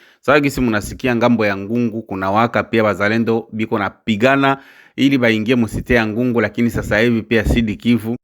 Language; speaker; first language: Swahili; native; Swahili